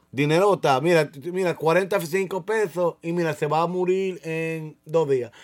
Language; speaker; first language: Spanish; early bilingual, heritage; Spanish